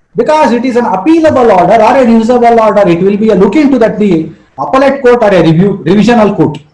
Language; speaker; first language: English; non-native, local second language; Kannada